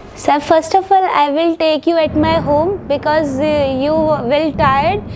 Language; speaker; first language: English; non-native, local second language; Hindi